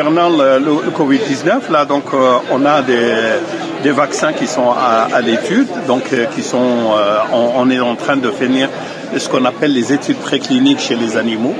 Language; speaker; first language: French; native; French